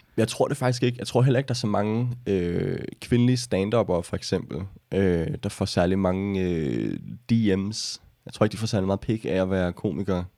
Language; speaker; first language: Danish; native; Danish